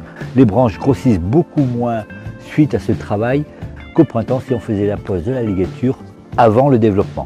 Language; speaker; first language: French; native; French